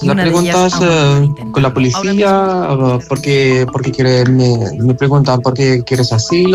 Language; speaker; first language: Spanish; non-native, learner; Arabic